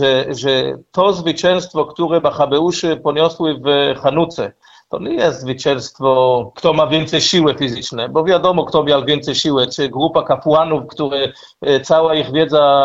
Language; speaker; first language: Polish; non-native, learner; Hebrew